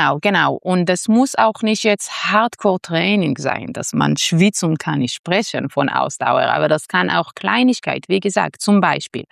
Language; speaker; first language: German; non-native, fluent; Hebrew